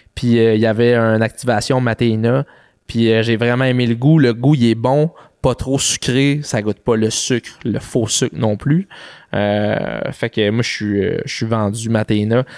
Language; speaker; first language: French; native; French